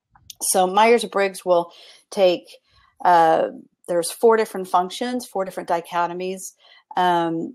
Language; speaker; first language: English; native; English